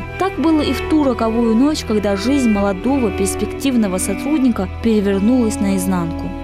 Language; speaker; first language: Russian; native; Russian